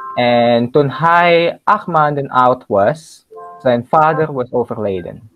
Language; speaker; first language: Dutch; non-native, learner; Indonesian